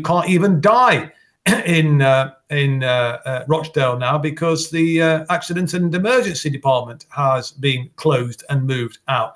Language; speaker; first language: English; native; English